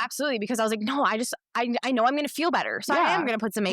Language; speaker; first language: English; native; English